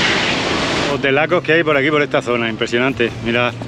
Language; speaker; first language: Spanish; native; Spanish